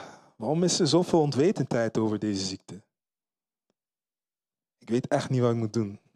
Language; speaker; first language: Dutch; early bilingual, other home language; Lingala